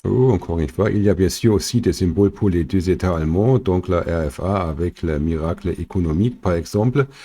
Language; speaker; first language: French; non-native, fluent; German